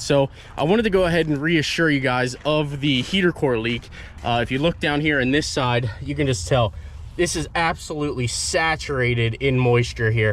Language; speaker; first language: English; native; English